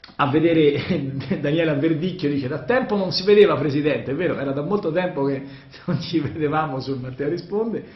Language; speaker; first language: Italian; native; Italian